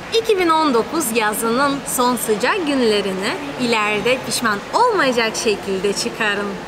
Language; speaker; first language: Turkish; non-native, fluent; Russian